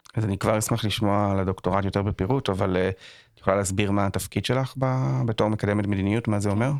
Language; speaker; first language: Hebrew; native; Hebrew